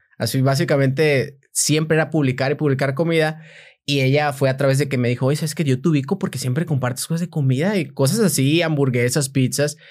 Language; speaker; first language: Spanish; native; Spanish